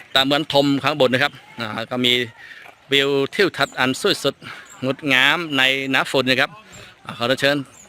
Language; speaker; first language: Thai; non-native, fluent; Khmer